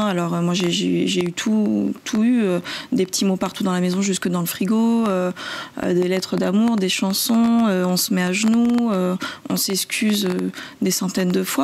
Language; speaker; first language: French; native; French